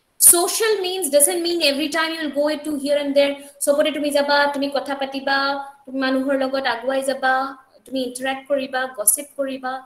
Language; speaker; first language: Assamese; non-native, local second language; Bangla